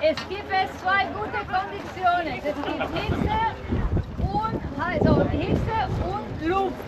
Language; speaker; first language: German; non-native, learner; Spanish